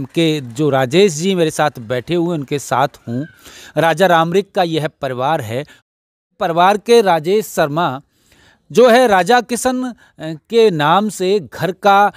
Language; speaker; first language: Hindi; native; Hindi